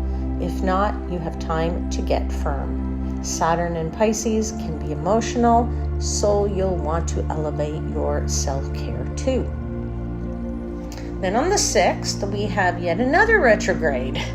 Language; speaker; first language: English; native; English